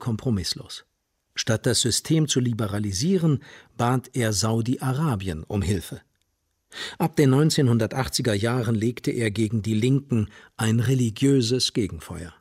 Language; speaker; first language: German; native; German